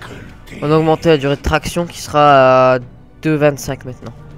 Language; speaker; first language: French; native; French